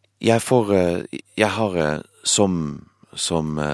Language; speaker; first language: Norwegian; non-native, fluent; English